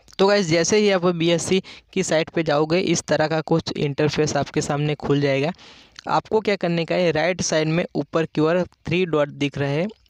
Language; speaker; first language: Hindi; non-native, local second language; Gujarati